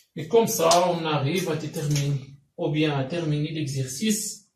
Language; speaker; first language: French; non-native, local second language; Arabic